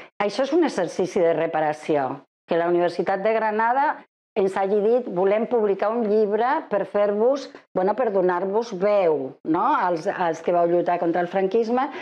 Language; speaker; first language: Catalan; non-native, fluent; Spanish